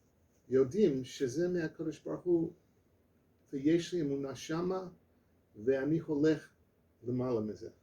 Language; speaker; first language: Hebrew; non-native, learner; English